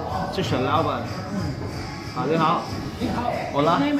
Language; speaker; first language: Chinese; non-native, learner; English